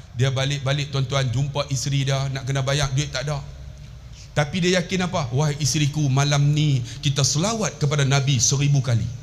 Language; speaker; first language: Malay; native; Malay